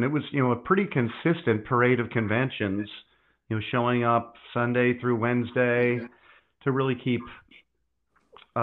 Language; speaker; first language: English; native; English